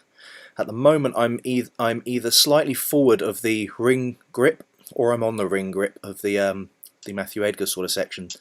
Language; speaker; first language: English; native; English